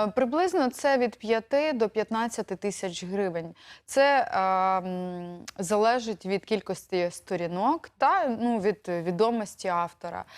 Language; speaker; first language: Ukrainian; native; Ukrainian